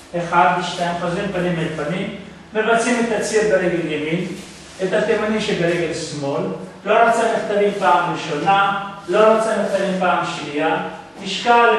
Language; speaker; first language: Hebrew; native; Hebrew